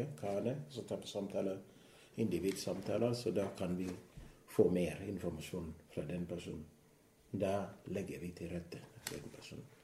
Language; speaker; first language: Norwegian; non-native, fluent; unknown